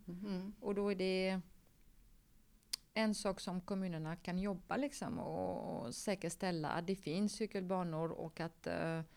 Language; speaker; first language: Swedish; non-native, fluent; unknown